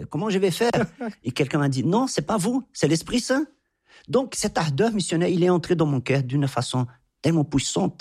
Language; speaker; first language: French; non-native, fluent; Portuguese